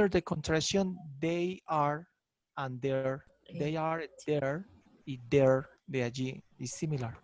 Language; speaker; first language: English; non-native, learner; Spanish